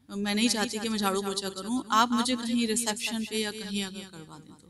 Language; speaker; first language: Hindi; native; Hindi